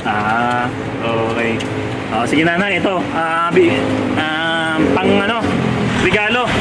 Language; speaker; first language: Filipino; native; Filipino